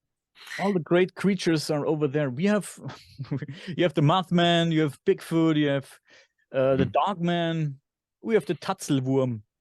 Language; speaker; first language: English; non-native, fluent; German